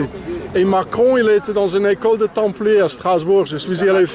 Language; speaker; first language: French; non-native, fluent; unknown